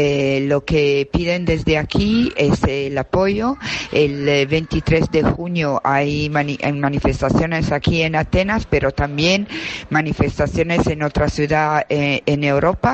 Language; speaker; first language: Spanish; non-native, fluent; Italian